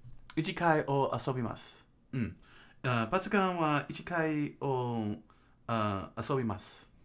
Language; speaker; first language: Japanese; non-native, learner; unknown